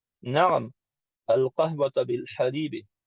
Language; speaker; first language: Arabic; non-native, learner; English